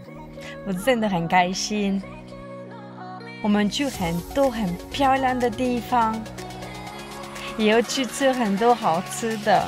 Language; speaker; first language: Chinese; non-native, fluent; French